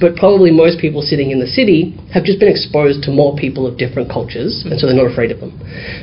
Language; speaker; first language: English; native; English